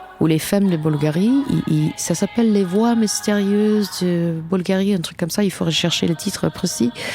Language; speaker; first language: French; non-native, fluent; English